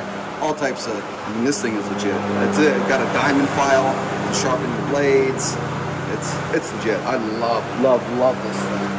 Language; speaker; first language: English; native; English